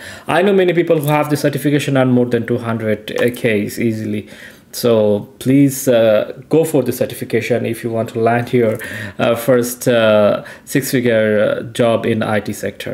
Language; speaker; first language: English; non-native, local second language; Bangla